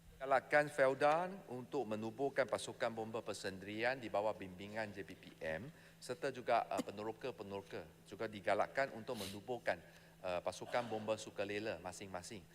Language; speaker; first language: Malay; non-native, local second language; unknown